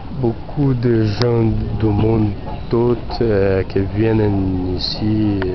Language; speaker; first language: French; non-native, learner; Portuguese